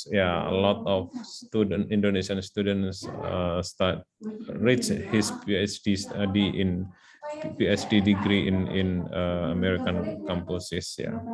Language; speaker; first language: English; non-native, learner; Indonesian